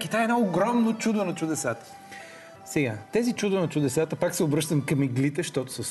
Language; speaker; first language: Bulgarian; native; Bulgarian